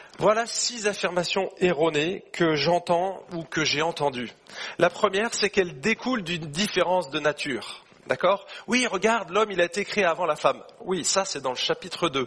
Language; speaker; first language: French; native; French